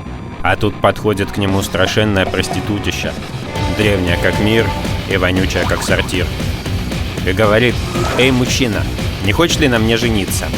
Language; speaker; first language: Russian; native; Russian